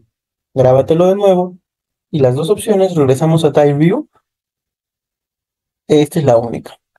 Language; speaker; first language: Spanish; native; Spanish